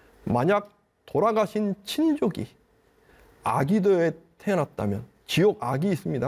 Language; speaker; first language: Korean; native; Korean